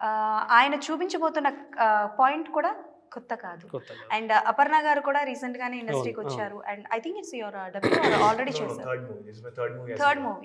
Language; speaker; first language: Telugu; native; Telugu